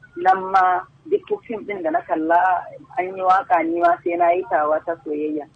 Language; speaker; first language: Hausa; native; Hausa